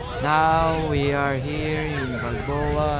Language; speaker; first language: English; non-native, local second language; Filipino